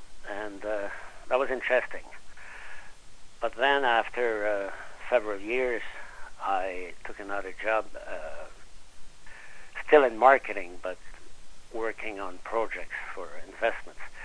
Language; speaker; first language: English; non-native, fluent; French